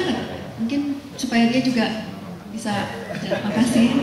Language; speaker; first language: Indonesian; native; Indonesian